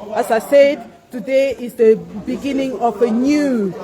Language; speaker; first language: English; non-native, local second language; French